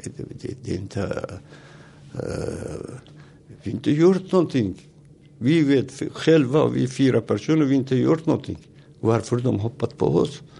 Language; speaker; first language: Swedish; non-native, learner; Turoyo